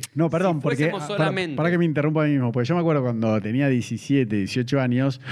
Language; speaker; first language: Spanish; native; Spanish